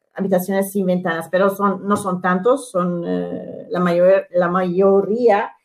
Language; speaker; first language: Spanish; non-native, fluent; Italian